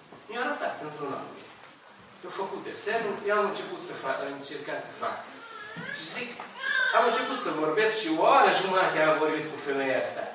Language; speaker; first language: Romanian; non-native, learner; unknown